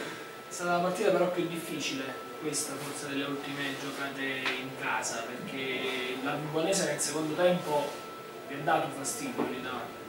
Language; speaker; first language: Italian; native; Italian